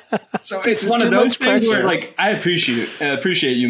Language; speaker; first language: English; native; English